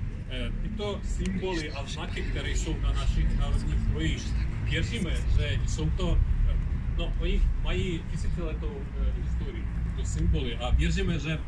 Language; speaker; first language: Czech; non-native, fluent; Ukrainian